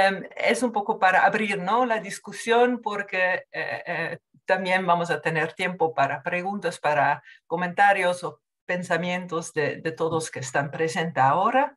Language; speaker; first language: Spanish; non-native, fluent; Dutch